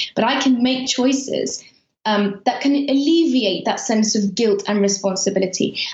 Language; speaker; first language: English; early bilingual, other home language; Persian